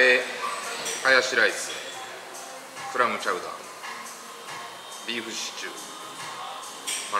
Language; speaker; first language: Japanese; native; Japanese